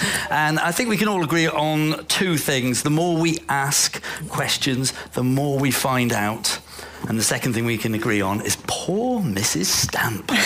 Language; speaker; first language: English; native; English